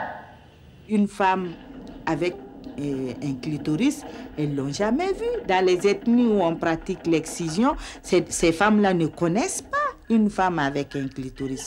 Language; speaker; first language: French; non-native, local second language; Bambara